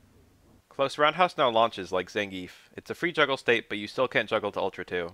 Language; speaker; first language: English; native; English